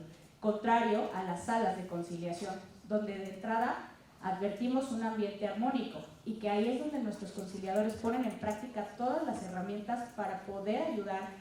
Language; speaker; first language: Spanish; native; Spanish